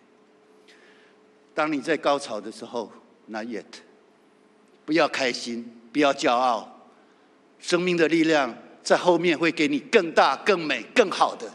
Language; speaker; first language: Chinese; native; Chinese